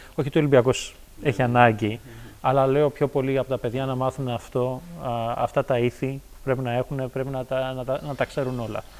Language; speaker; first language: Greek; early bilingual, heritage; Greek